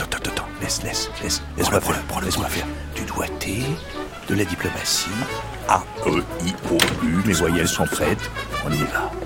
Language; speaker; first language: French; native; French